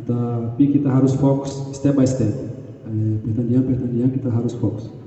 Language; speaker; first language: Indonesian; non-native, fluent; Portuguese